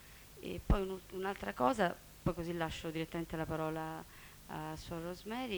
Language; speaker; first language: Italian; native; Italian